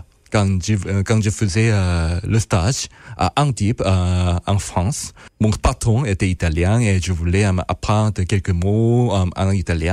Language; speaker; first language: French; non-native, fluent; Korean